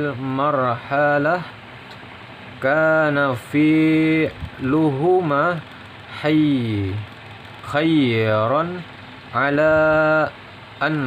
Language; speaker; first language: Arabic; non-native, learner; Indonesian